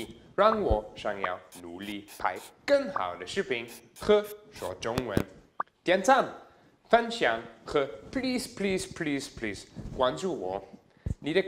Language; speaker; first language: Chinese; non-native, fluent; German